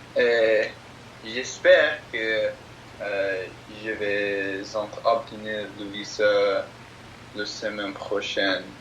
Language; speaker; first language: French; non-native, learner; English